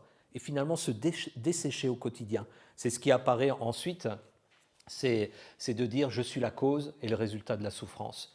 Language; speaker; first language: French; native; French